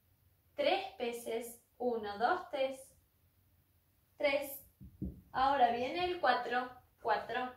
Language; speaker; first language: Spanish; native; Spanish